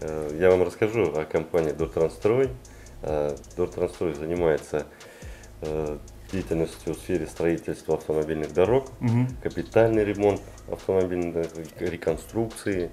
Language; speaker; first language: Russian; native; Russian